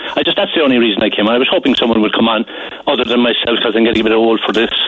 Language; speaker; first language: English; native; English